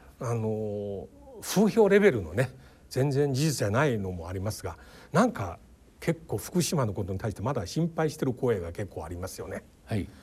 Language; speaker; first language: Japanese; non-native, fluent; Chinese